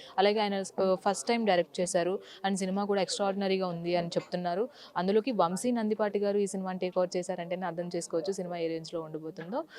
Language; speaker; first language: Telugu; native; Telugu